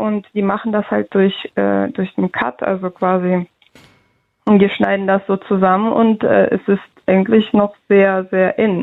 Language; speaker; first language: German; early bilingual, other home language; Russian